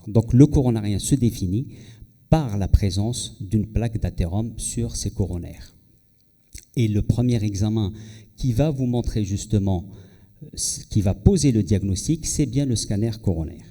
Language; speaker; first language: French; non-native, local second language; Arabic